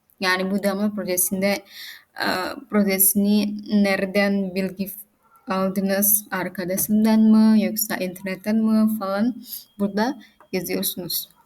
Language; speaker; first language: Turkish; non-native, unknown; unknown